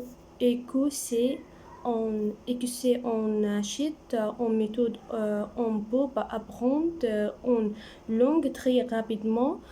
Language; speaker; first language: French; non-native, learner; Arabic